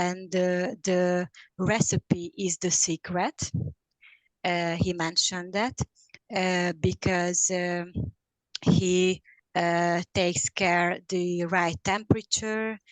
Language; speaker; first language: English; non-native, learner; Hungarian